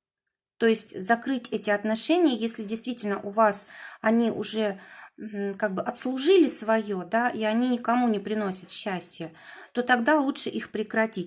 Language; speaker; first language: Russian; native; Russian